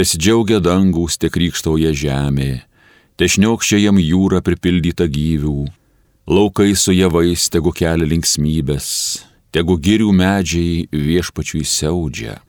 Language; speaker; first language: Lithuanian; native; Lithuanian